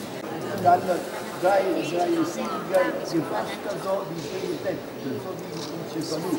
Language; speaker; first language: German; non-native, learner; Italian